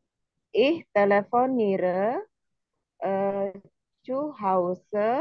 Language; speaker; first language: German; non-native, learner; Indonesian